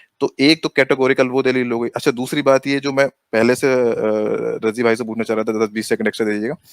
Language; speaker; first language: Urdu; native; Urdu